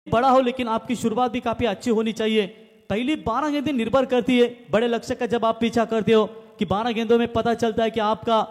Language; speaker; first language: Hindi; non-native, local second language; Marathi